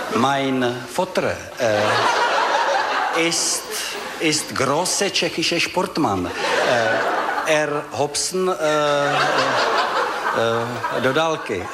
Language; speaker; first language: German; non-native, learner; Czech